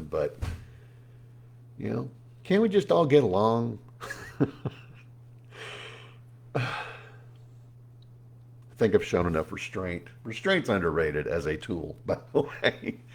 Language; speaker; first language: English; native; English